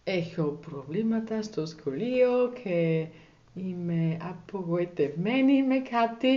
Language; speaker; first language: Greek; non-native, learner; German